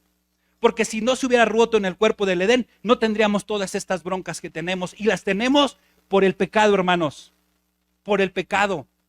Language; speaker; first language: Spanish; native; Spanish